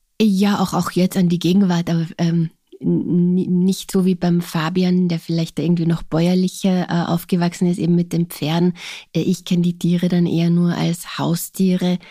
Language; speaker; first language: German; non-native, local second language; Slovenian